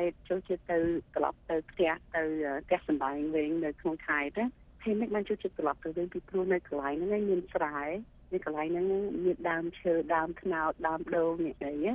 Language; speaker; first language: Khmer; early bilingual, heritage; Khmer